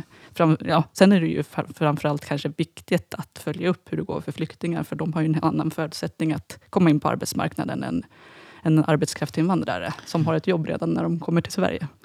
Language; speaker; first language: Swedish; native; Swedish